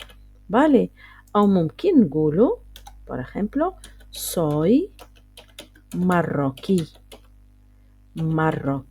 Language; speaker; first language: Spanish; non-native, fluent; Arabic